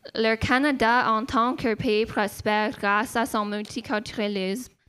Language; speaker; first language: French; non-native, local second language; English